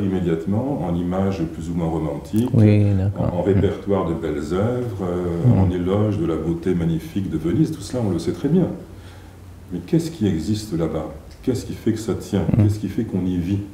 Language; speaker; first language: French; native; French